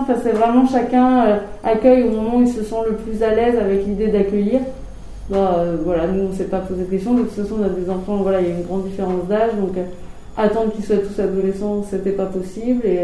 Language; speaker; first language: French; native; French